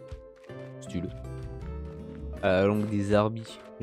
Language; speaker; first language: French; native; French